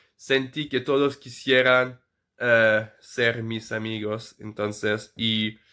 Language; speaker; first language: Spanish; non-native, fluent; French